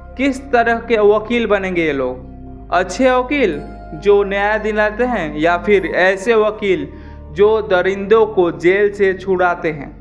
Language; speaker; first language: Hindi; native; Hindi